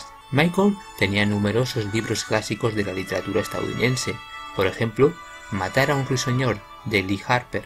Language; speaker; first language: Spanish; native; Spanish